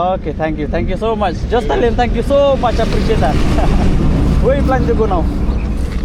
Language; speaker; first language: English; non-native, local second language; Khasi